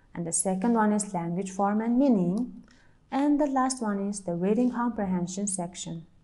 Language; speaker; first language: English; non-native, fluent; Mongolian